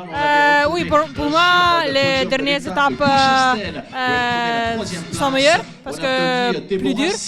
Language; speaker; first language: French; non-native, learner; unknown